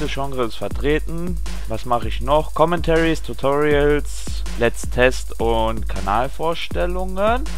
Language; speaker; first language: German; native; German